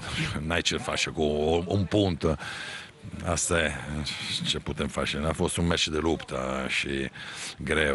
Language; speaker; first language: Romanian; non-native, fluent; Italian